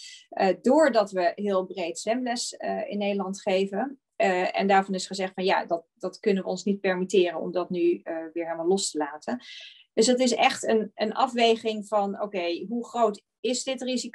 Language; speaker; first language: Dutch; native; Dutch